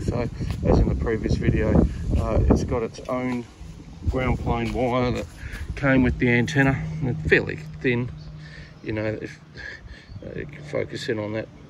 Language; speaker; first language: English; native; English